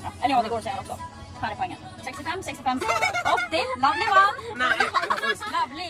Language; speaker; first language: Swedish; native; Swedish